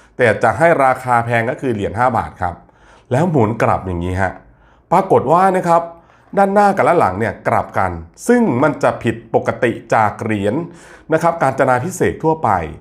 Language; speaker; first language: Thai; native; Thai